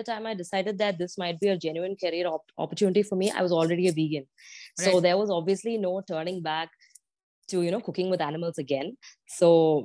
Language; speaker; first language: English; non-native, local second language; Malayalam